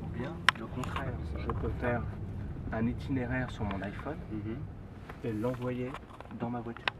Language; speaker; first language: French; native; French